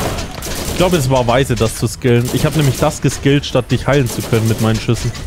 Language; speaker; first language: German; native; German